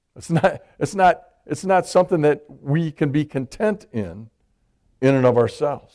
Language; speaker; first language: English; native; English